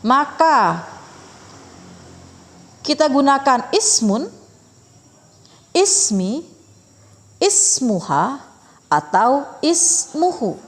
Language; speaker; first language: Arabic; non-native, fluent; Indonesian